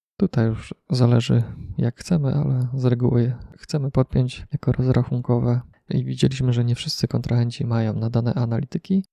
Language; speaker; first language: Polish; native; Polish